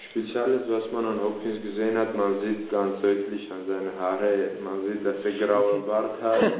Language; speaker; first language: German; early bilingual, other home language; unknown